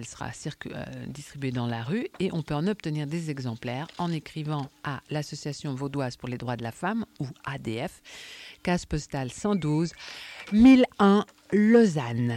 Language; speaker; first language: French; native; French